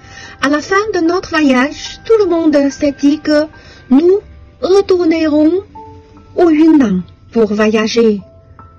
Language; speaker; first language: French; non-native, fluent; Chinese